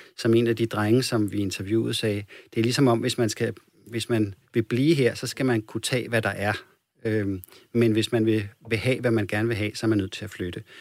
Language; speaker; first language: Danish; native; Danish